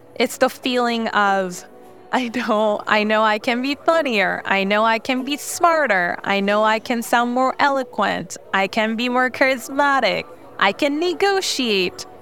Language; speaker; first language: English; non-native, fluent; Korean